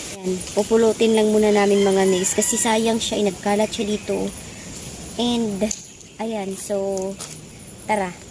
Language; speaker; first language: Filipino; non-native, local second language; Cebuano